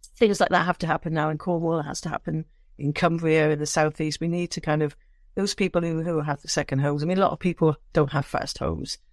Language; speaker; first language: English; native; English